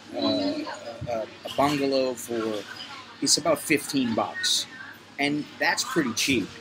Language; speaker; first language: English; native; English